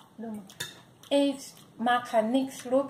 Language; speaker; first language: German; non-native, learner; Thai